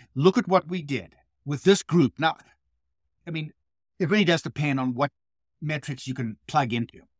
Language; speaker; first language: English; native; English